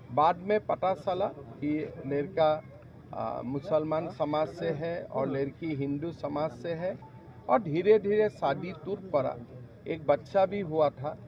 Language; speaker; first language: Hindi; non-native, local second language; Assamese